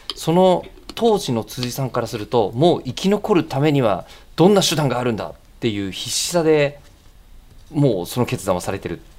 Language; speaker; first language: Japanese; native; Japanese